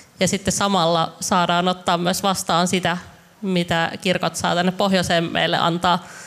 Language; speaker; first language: Finnish; native; Finnish